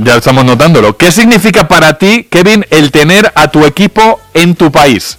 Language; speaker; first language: Spanish; native; Spanish